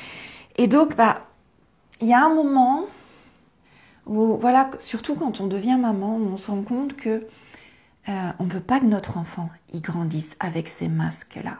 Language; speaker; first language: French; native; French